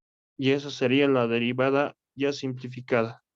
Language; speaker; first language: Spanish; native; Spanish